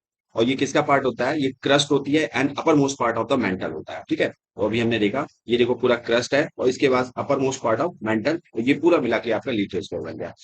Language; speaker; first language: Hindi; native; Hindi